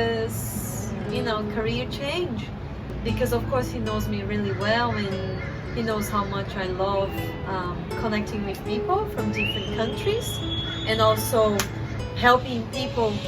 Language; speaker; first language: English; non-native, fluent; Portuguese